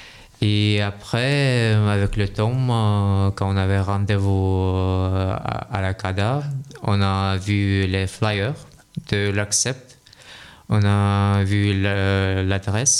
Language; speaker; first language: French; non-native, fluent; Russian